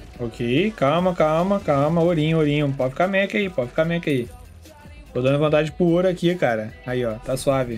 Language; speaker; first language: Portuguese; native; Portuguese